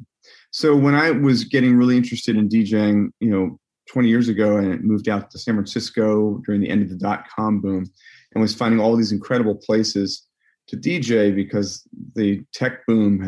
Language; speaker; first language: English; native; English